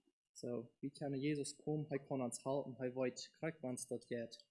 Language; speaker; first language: German; non-native, learner; Low German